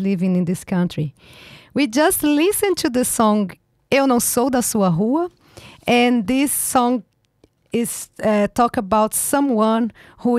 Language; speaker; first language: English; non-native, fluent; Portuguese